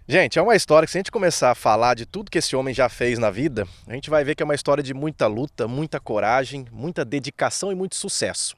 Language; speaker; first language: Portuguese; native; Portuguese